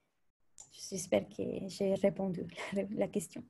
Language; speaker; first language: French; non-native, fluent; Spanish